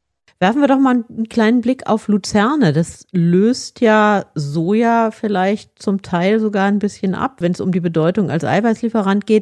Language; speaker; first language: German; native; German